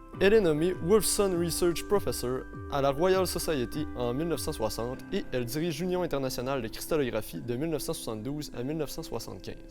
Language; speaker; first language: French; native; French